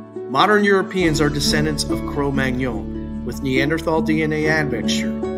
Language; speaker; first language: English; native; English